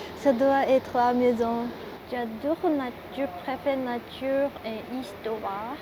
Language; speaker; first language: French; non-native, learner; Japanese